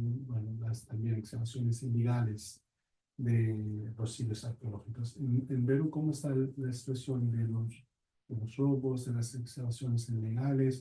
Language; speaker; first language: Spanish; non-native, fluent; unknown